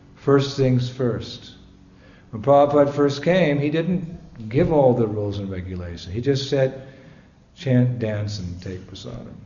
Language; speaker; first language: English; native; English